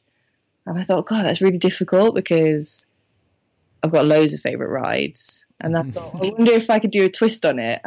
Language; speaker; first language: English; native; English